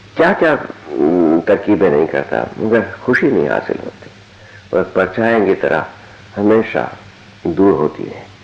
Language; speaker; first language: Urdu; non-native, local second language; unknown